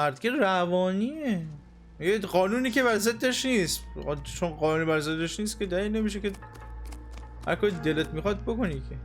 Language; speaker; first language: Persian; native; Persian